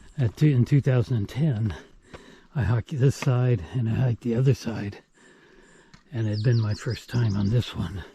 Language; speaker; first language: English; native; English